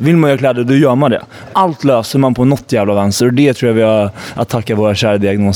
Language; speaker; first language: Swedish; native; Swedish